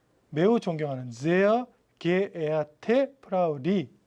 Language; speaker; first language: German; non-native, fluent; Korean